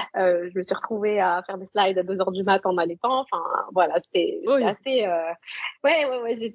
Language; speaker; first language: French; non-native, local second language; Arabic